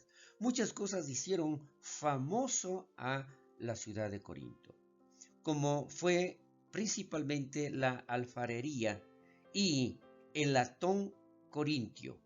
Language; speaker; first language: Spanish; native; Spanish